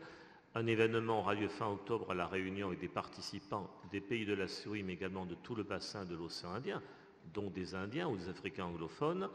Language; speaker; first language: French; native; French